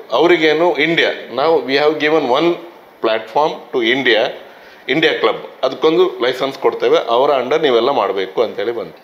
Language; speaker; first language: Kannada; native; Kannada